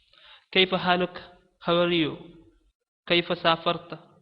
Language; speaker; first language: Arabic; non-native, fluent; Malayalam